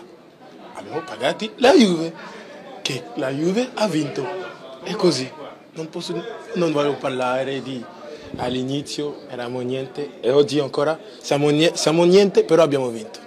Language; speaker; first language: Italian; non-native, learner; French